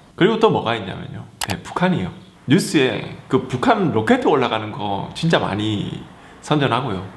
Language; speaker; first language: Korean; native; Korean